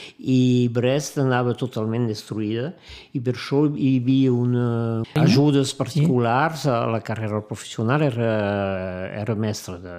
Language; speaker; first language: Catalan; non-native, local second language; French